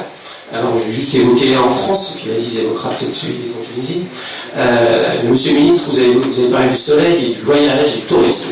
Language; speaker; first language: French; native; French